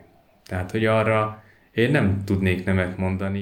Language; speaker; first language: Hungarian; native; Hungarian